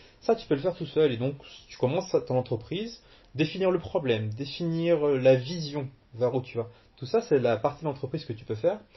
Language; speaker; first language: French; early bilingual, other home language; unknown